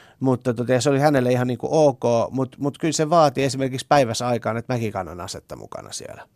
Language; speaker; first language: Finnish; early bilingual, other home language; Persian